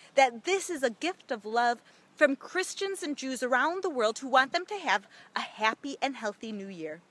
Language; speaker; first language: English; native; English